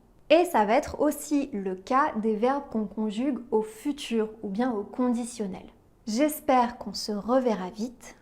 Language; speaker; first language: French; native; French